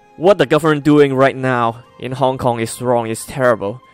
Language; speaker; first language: English; non-native, local second language; Cantonese